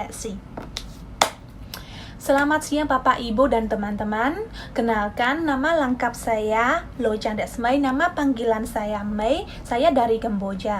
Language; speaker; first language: Indonesian; non-native, learner; Khmer